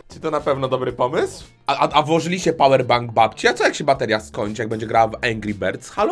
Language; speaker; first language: Polish; native; Polish